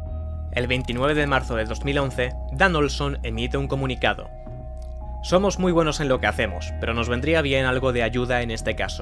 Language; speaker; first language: Spanish; native; Spanish